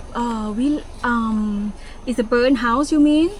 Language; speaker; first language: English; non-native, learner; Thai